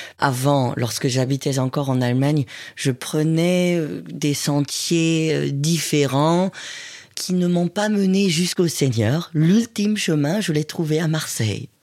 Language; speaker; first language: French; non-native, fluent; German